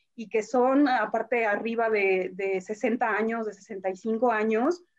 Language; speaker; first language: Spanish; native; Spanish